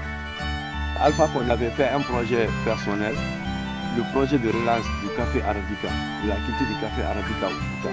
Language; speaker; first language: French; non-native, local second language; Fula